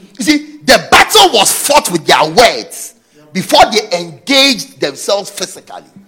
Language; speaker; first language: English; non-native, local second language; Akan